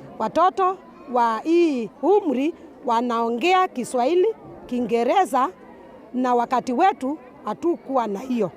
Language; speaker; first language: Swahili; non-native, local second language; Kamba